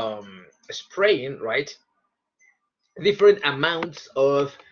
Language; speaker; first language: English; non-native, fluent; Spanish